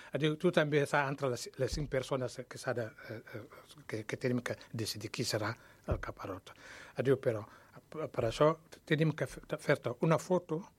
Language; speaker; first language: Catalan; non-native, fluent; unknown